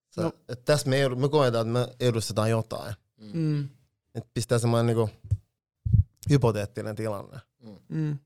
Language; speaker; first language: Finnish; early bilingual, other home language; Lingala